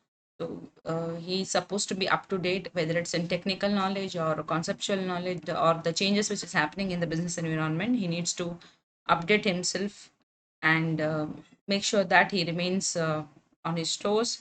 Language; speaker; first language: English; non-native, local second language; Kannada